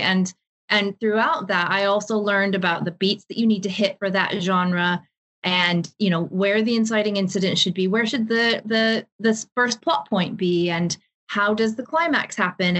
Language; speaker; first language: English; native; English